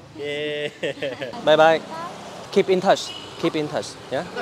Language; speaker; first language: English; non-native, learner; Vietnamese